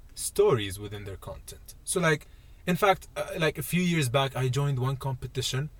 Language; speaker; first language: English; non-native, fluent; Arabic